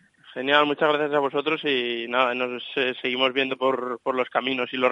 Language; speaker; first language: Spanish; native; Spanish